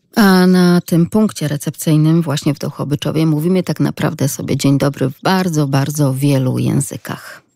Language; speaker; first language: Polish; native; Polish